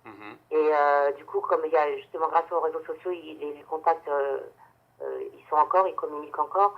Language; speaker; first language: French; native; French